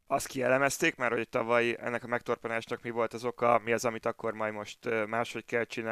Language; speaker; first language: Hungarian; native; Hungarian